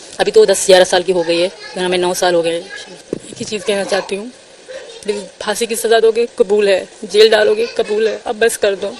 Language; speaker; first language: Urdu; non-native, local second language; Sindhi